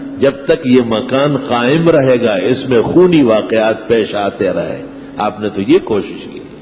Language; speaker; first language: Urdu; non-native, local second language; Pashto